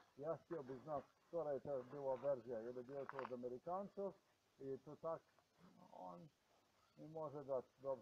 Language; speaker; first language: Polish; non-native, learner; Slovenian